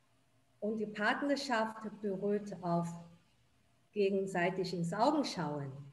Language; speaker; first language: German; non-native, fluent; Chinese